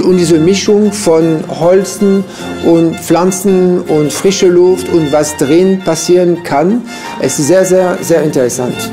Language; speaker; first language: German; non-native, fluent; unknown